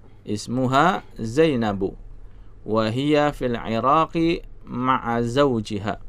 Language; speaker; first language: Arabic; non-native, learner; Indonesian